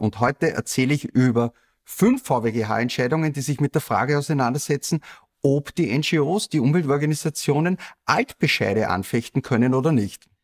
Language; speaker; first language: German; native; German